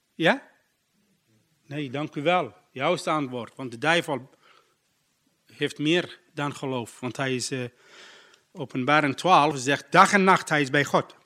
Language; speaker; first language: Dutch; non-native, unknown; Arabic